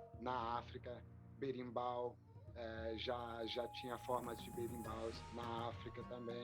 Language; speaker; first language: Portuguese; non-native, fluent; French